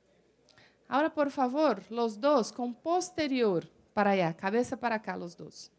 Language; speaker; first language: Spanish; non-native, fluent; Portuguese